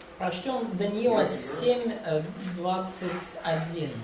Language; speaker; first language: Russian; native; Russian